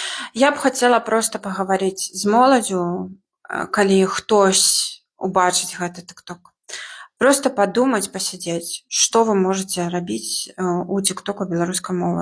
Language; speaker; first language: Belarusian; non-native, local second language; Russian